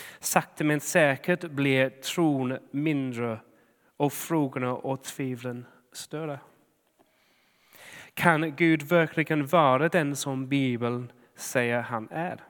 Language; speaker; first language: Swedish; non-native, fluent; English